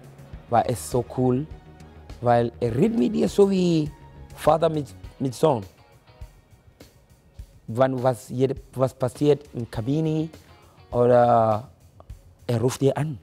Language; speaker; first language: German; non-native, fluent; Akan